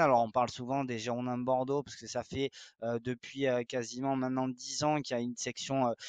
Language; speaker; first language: French; native; French